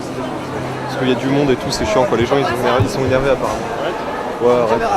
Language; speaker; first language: French; native; French